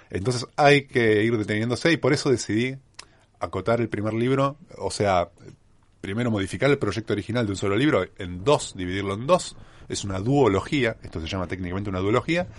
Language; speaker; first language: Spanish; native; Spanish